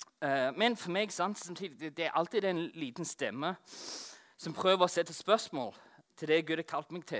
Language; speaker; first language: Norwegian; non-native, fluent; English